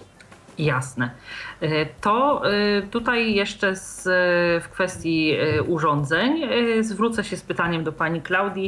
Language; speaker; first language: Polish; native; Polish